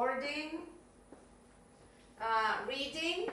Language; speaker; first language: English; non-native, fluent; Spanish